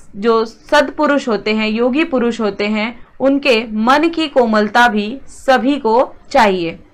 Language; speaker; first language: Hindi; non-native, local second language; Marathi